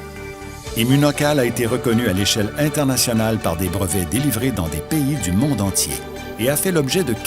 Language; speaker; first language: French; native; French